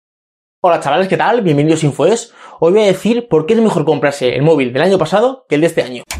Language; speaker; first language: Spanish; native; Spanish